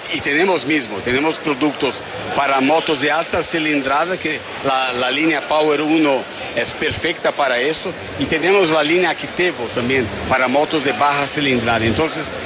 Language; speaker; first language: Spanish; non-native, fluent; Portuguese